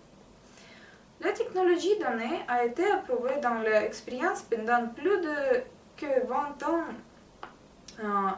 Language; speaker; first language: French; non-native, learner; Russian